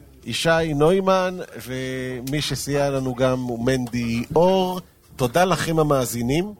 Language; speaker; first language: Hebrew; native; Hebrew